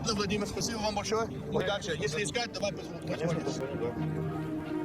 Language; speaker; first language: Russian; non-native, learner; English